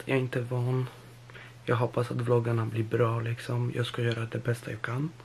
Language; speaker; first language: Swedish; early bilingual, other home language; Polish